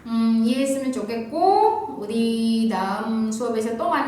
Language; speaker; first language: Korean; non-native, fluent; Indonesian